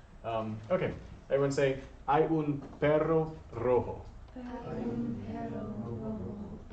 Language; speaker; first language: Spanish; non-native, fluent; English